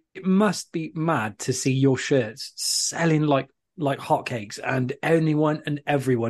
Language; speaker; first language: English; native; English